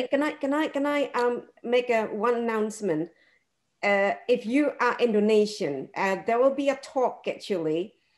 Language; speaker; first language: English; non-native, fluent; Indonesian